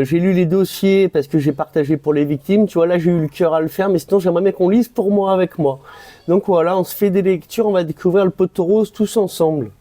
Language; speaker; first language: French; native; French